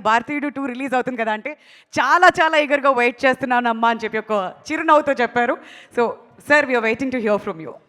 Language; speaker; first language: Telugu; native; Telugu